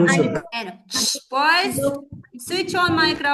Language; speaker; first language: English; non-native, fluent; Kazakh